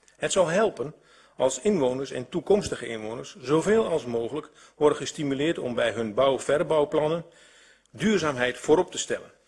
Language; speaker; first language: Dutch; native; Dutch